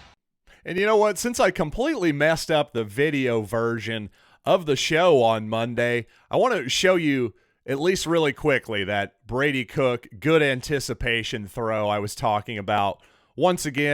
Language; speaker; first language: English; native; English